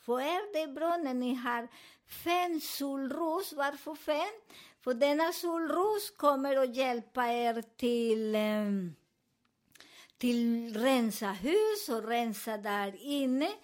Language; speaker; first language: Swedish; non-native, learner; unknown